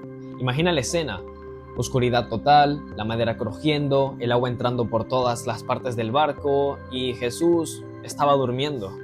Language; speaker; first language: Spanish; native; Spanish